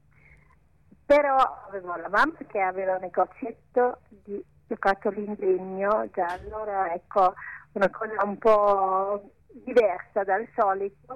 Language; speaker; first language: Italian; non-native, local second language; Ladin